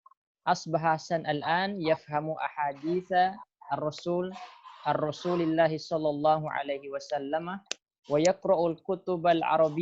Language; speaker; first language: Arabic; non-native, fluent; Indonesian